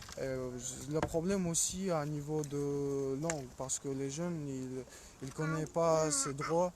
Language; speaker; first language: French; non-native, learner; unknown